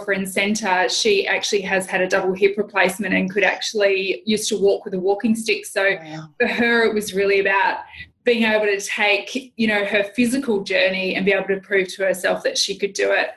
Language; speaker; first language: English; native; English